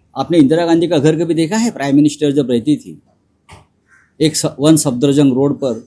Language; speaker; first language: Hindi; non-native, local second language; Marathi